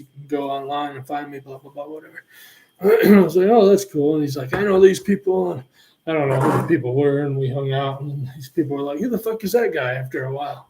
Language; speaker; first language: English; native; English